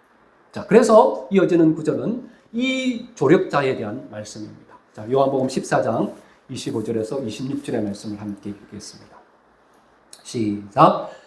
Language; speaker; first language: Korean; native; Korean